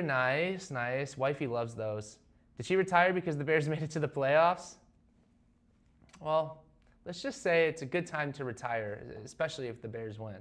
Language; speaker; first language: English; native; English